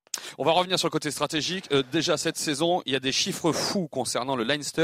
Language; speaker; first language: French; native; French